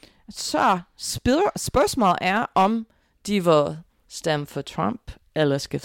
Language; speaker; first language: Danish; non-native, fluent; English